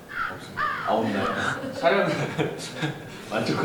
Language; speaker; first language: Korean; native; Korean